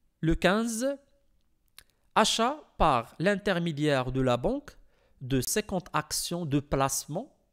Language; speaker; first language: French; non-native, local second language; Arabic